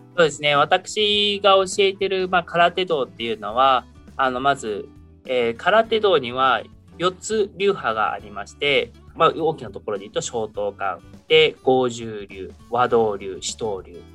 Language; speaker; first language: Japanese; native; Japanese